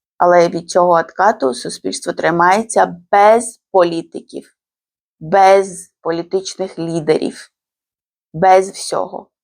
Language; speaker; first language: Ukrainian; non-native, fluent; Georgian